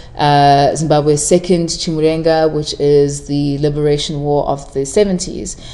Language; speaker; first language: English; non-native, local second language; Shona